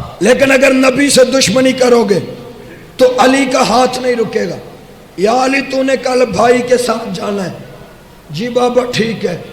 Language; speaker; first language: Urdu; native; Urdu